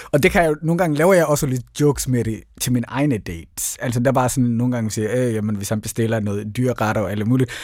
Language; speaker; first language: Danish; early bilingual, other home language; Somali